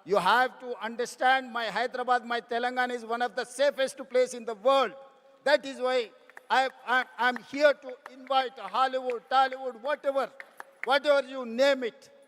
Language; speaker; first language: English; non-native, local second language; Telugu